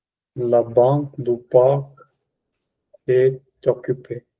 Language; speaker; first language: French; non-native, learner; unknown